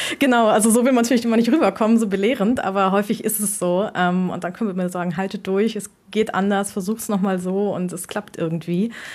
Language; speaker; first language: German; native; German